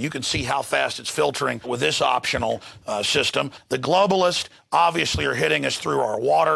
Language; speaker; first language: English; native; English